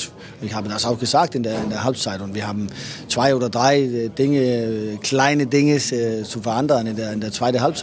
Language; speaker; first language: German; non-native, fluent; Danish